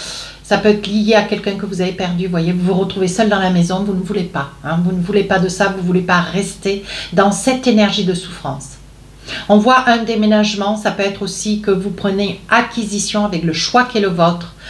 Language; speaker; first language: French; native; French